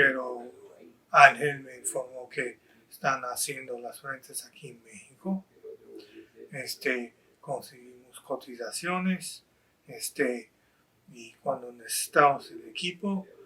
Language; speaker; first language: Spanish; non-native, fluent; English